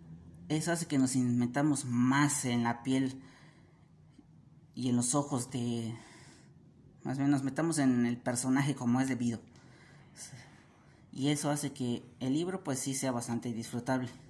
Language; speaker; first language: Spanish; native; Spanish